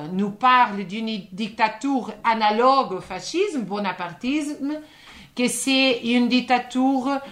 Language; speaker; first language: French; non-native, fluent; Portuguese